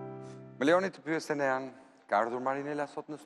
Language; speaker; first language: Albanian; native; Albanian